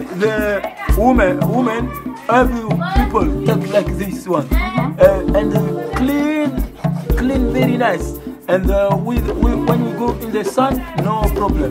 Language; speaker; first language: English; non-native, learner; Comorian